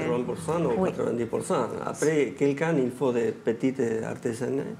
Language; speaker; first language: French; non-native, fluent; Spanish